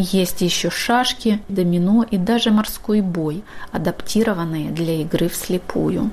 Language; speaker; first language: Russian; native; Russian